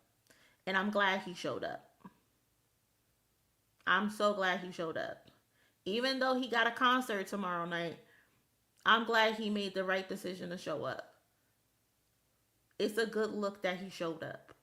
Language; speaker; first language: English; native; English